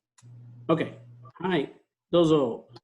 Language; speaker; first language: Japanese; non-native, fluent; English